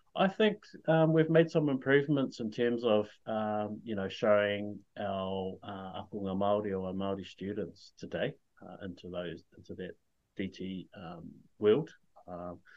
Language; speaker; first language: English; native; English